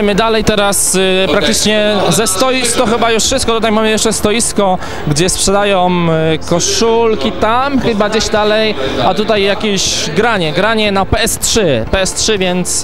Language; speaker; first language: Polish; native; Polish